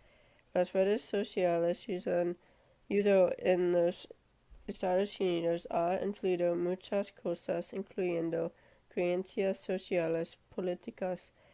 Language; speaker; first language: Spanish; non-native, learner; English